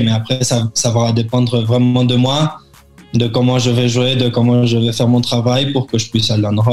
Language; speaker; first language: French; early bilingual, heritage; French